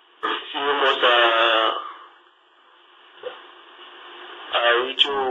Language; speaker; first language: Spanish; non-native, learner; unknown